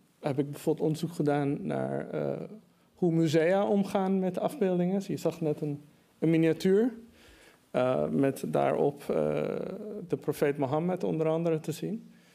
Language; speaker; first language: Dutch; early bilingual, other home language; Persian